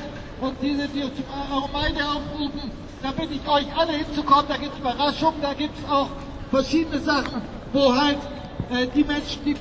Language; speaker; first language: German; native; German